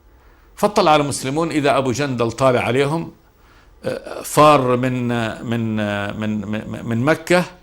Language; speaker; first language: Arabic; native; Arabic